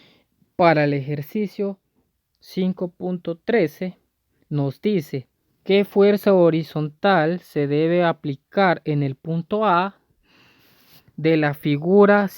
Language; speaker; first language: Spanish; native; Spanish